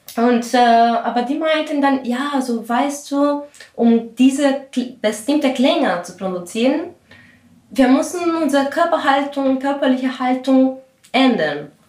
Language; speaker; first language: German; non-native, fluent; Greek